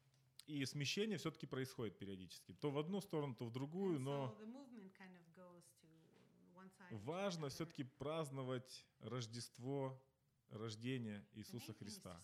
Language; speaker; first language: Russian; native; Russian